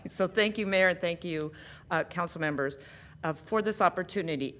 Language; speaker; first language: English; native; English